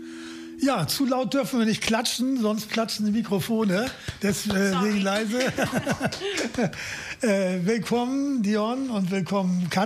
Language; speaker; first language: German; native; German